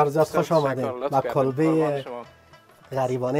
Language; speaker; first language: Persian; native; Persian